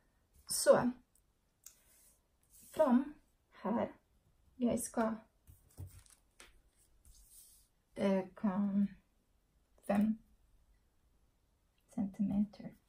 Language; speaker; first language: Swedish; non-native, learner; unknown